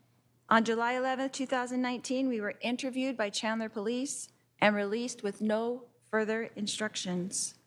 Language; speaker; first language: English; native; English